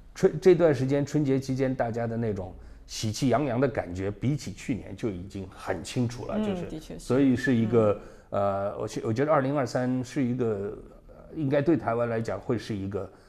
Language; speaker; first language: Chinese; native; Chinese